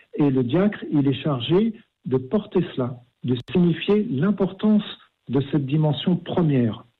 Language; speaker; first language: French; native; French